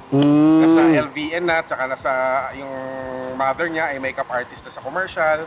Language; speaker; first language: Filipino; non-native, local second language; Cebuano